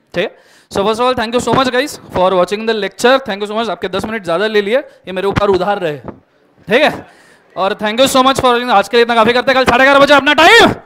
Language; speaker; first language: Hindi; non-native, local second language; Marathi